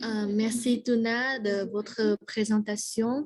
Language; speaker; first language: French; non-native, learner; Vietnamese